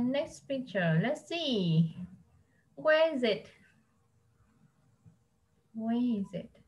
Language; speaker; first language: English; non-native, fluent; Vietnamese